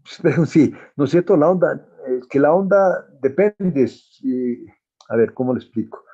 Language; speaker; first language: Spanish; native; Spanish